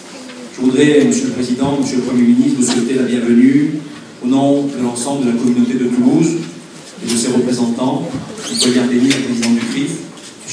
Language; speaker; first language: French; native; French